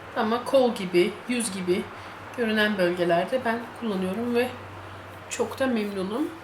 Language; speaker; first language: Turkish; native; Turkish